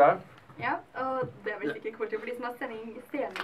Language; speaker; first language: Norwegian; native; Norwegian